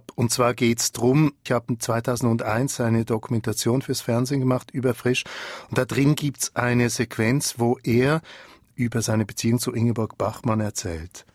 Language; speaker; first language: German; native; German